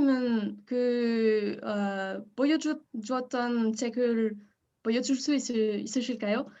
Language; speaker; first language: Korean; non-native, learner; French